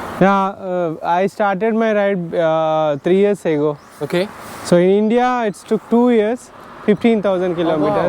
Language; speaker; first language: English; non-native, local second language; Telugu